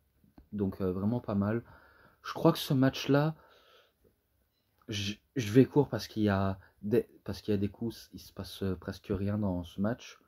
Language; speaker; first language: French; native; French